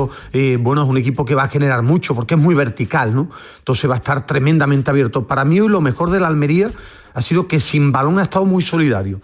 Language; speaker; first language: Spanish; native; Spanish